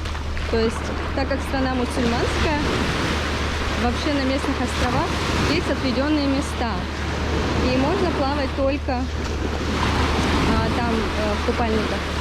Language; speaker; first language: Russian; native; Russian